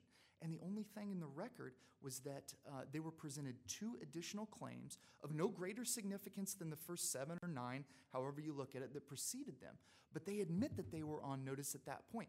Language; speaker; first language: English; native; English